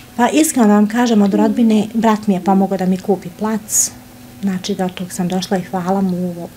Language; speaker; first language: Bosnian; native; Bosnian